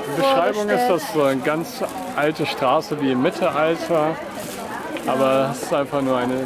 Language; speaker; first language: German; native; German